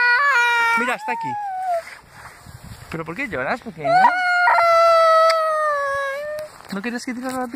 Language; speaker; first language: Spanish; native; Spanish